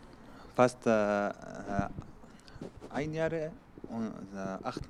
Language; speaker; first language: German; non-native, learner; Arabic